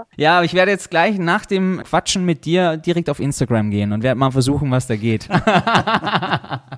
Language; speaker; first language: German; native; German